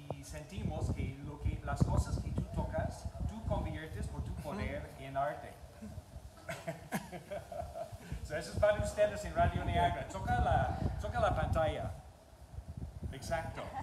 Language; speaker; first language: Spanish; non-native, learner; English